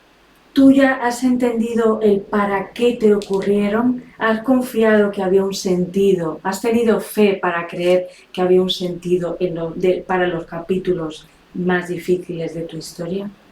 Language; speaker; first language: Spanish; native; Spanish